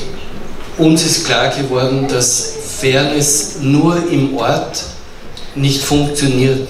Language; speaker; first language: German; native; German